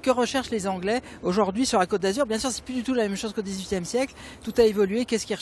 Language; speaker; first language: French; native; French